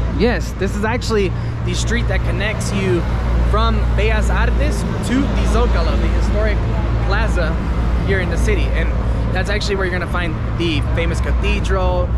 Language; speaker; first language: English; early bilingual, other home language; Spanish